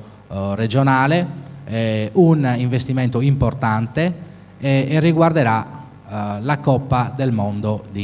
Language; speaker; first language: Italian; native; Italian